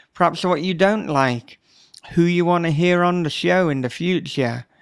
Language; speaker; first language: English; native; English